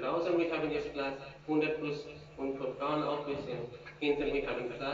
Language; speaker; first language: German; non-native, learner; Urdu